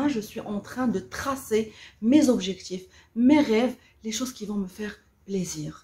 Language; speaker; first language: French; non-native, local second language; Arabic